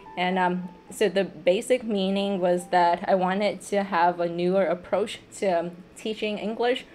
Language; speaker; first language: English; non-native, fluent; Vietnamese